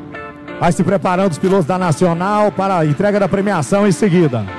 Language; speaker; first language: Portuguese; native; Portuguese